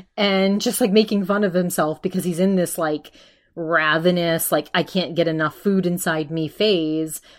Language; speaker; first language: English; native; English